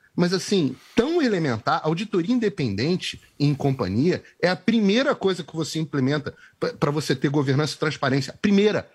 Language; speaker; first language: Portuguese; native; Portuguese